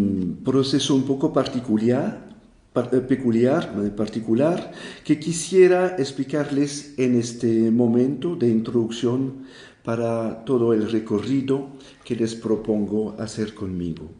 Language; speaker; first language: Spanish; non-native, fluent; French